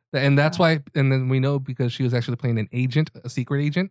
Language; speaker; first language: English; early bilingual, other home language; Spanish